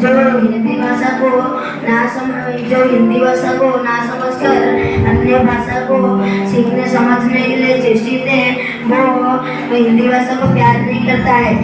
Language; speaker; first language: Hindi; non-native, local second language; Odia